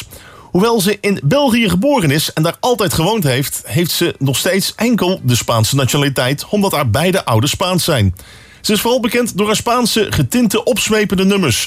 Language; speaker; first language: Dutch; native; Dutch